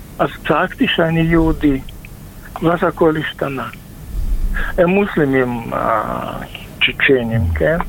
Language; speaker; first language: Hebrew; non-native, fluent; Russian